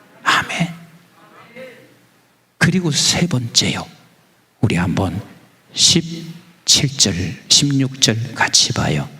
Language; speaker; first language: Korean; native; Korean